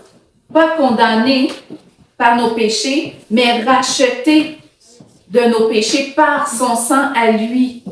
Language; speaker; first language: French; native; French